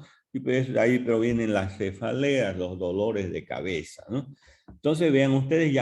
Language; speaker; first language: Spanish; native; Spanish